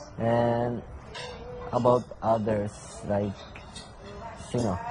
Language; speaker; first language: English; non-native, learner; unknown